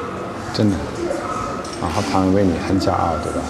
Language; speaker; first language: Chinese; non-native, fluent; Dutch